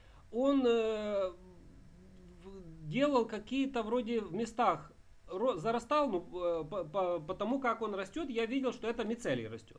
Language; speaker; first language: Russian; native; Russian